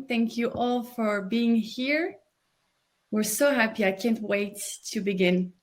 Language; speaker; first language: English; non-native, fluent; French